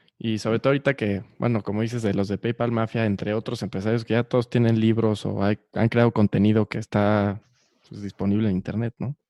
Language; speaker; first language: Spanish; native; Spanish